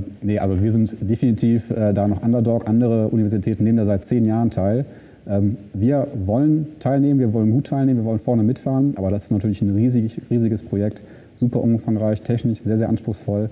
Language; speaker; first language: German; native; German